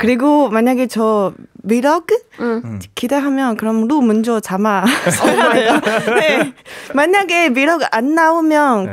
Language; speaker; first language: Korean; non-native, learner; Chinese